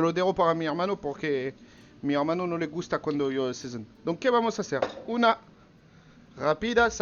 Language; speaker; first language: Spanish; non-native, learner; French